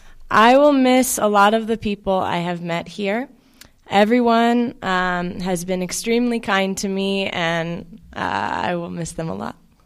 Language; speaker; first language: English; native; English